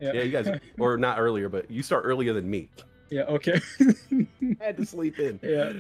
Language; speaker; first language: English; native; English